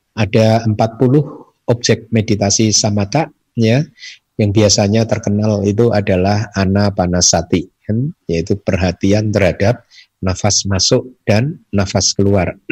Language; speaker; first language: Indonesian; native; Indonesian